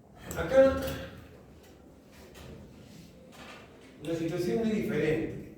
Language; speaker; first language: Spanish; native; Spanish